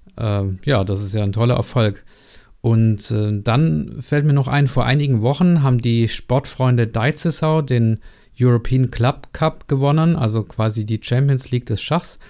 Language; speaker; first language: German; non-native, learner; Czech